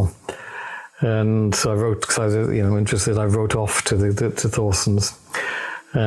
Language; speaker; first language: English; native; English